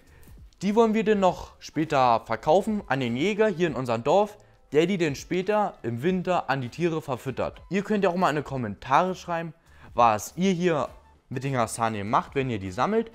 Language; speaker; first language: German; native; German